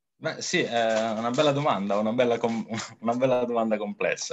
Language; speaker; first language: Italian; native; Italian